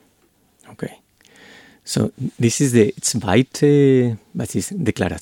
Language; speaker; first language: German; non-native, learner; Spanish